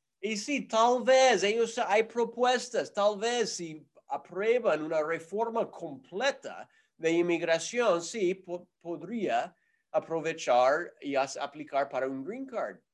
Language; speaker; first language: Spanish; non-native, fluent; English